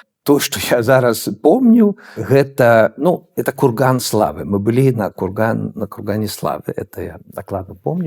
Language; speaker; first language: Russian; non-native, fluent; Swedish